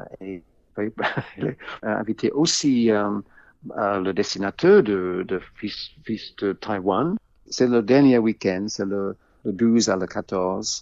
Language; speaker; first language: French; non-native, fluent; English